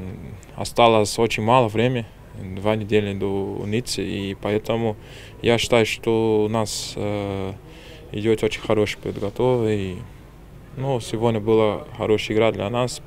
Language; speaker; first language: Russian; non-native, fluent; Portuguese